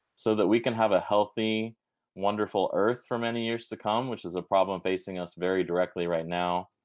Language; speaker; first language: English; native; English